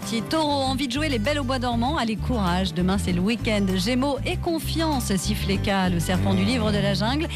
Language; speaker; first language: French; native; French